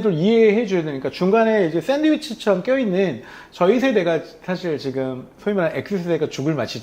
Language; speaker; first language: Korean; native; Korean